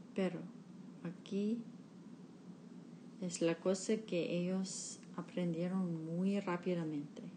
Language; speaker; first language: Spanish; non-native, learner; English